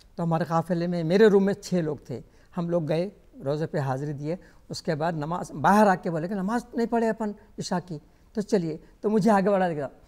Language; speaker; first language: Urdu; native; Urdu